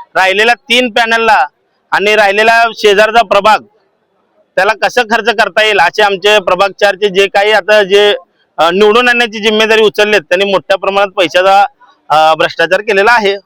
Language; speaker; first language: Marathi; native; Marathi